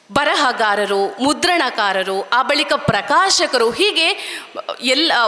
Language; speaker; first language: Kannada; native; Kannada